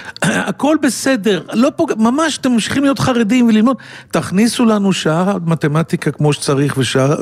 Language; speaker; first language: Hebrew; native; Hebrew